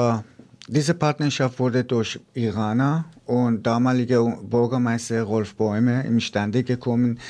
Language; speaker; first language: German; non-native, fluent; Persian